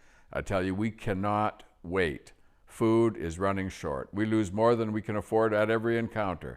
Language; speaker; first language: English; native; English